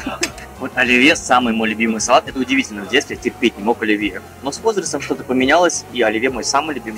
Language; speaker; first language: Russian; native; Russian